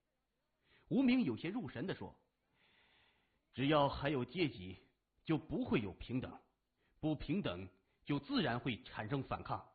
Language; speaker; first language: Chinese; native; Chinese